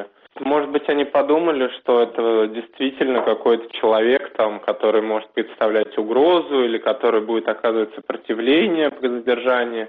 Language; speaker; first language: Russian; native; Russian